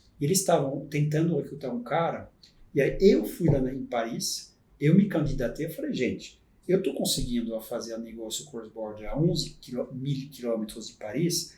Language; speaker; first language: Portuguese; non-native, fluent; French